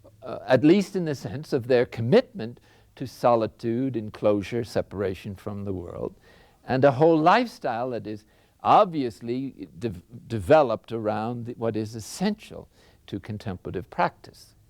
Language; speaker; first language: English; native; English